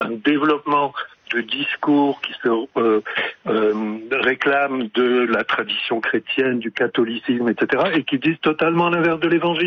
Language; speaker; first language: French; native; French